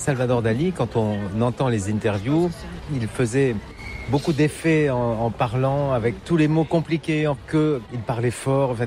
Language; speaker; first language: French; native; French